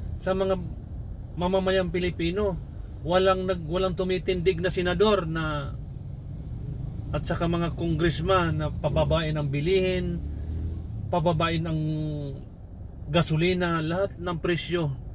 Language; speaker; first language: Filipino; non-native, local second language; Cebuano